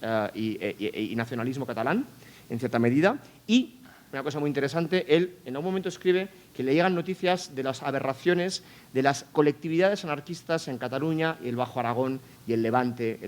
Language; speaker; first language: Spanish; native; Spanish